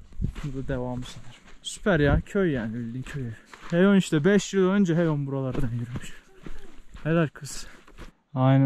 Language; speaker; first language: Turkish; native; Turkish